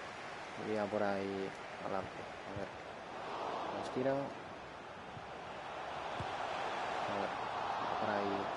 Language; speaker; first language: Spanish; native; Spanish